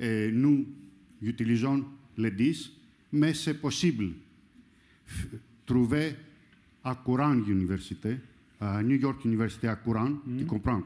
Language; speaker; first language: French; non-native, learner; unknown